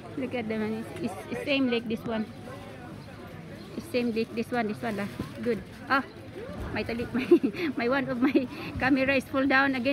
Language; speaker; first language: English; non-native, local second language; Filipino